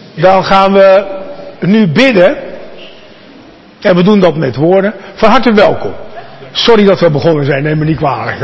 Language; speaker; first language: Dutch; native; Dutch